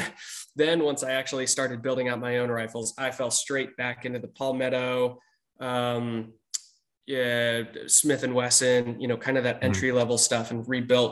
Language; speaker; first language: English; native; English